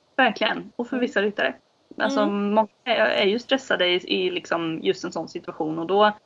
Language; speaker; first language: Swedish; native; Swedish